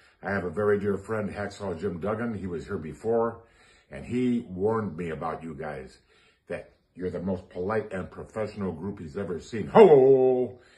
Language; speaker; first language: English; native; English